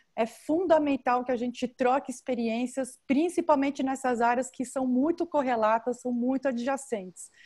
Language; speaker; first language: Portuguese; native; Portuguese